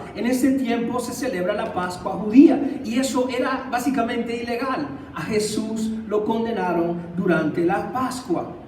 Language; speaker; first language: Spanish; native; Spanish